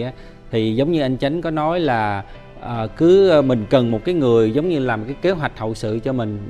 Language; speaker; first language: Vietnamese; early bilingual, heritage; Vietnamese